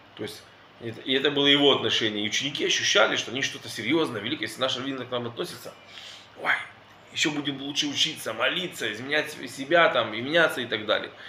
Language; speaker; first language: Russian; early bilingual, heritage; Russian